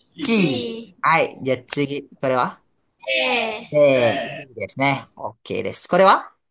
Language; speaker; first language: Japanese; non-native, fluent; Malay